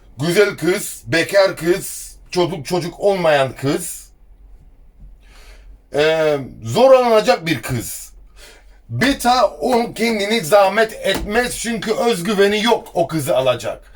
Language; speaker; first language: Turkish; early bilingual, heritage; Turkish